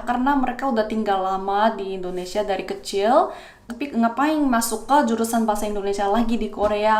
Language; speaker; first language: Indonesian; non-native, fluent; Korean